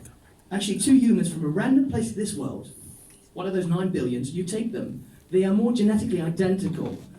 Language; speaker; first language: English; non-native, fluent; Dutch